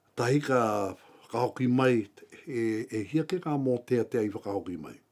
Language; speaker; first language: Māori; native; Māori